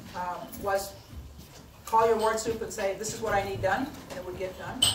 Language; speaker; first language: English; native; English